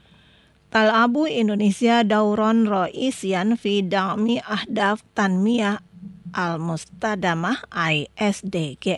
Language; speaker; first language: Arabic; non-native, fluent; Indonesian